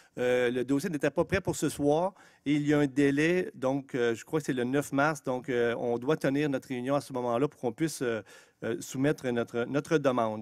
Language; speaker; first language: French; native; French